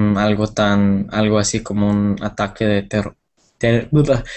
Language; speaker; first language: Spanish; non-native, fluent; English